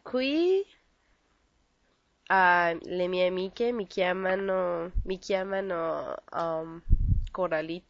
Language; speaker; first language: Italian; non-native, learner; Spanish